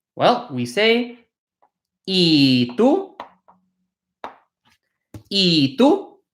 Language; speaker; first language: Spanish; non-native, fluent; English